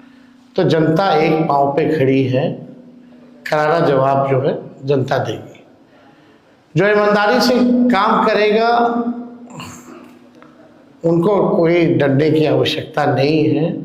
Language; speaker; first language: Hindi; native; Hindi